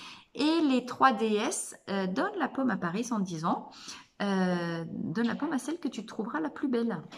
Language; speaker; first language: French; native; French